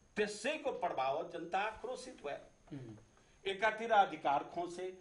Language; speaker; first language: Nepali; non-native, local second language; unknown